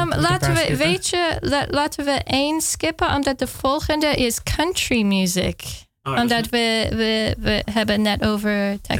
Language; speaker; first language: Dutch; non-native, fluent; English